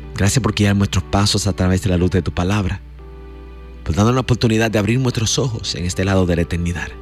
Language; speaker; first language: Spanish; early bilingual, heritage; Spanish